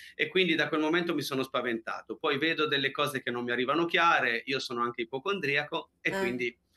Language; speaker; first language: Italian; native; Italian